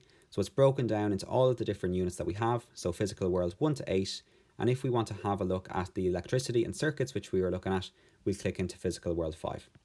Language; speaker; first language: English; native; English